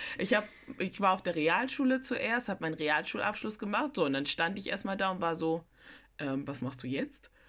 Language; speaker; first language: German; early bilingual, other home language; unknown